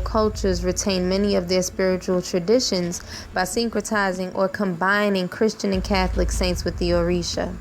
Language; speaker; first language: English; native; English